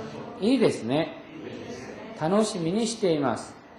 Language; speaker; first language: Japanese; non-native, fluent; Korean